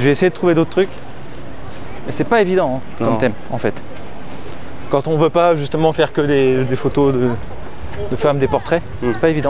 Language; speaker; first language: French; native; French